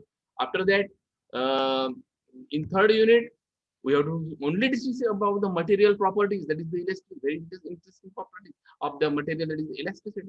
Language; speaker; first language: English; non-native, local second language; Marathi